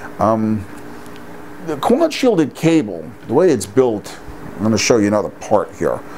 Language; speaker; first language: English; native; English